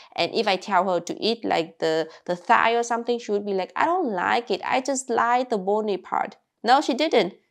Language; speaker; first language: English; non-native, fluent; Vietnamese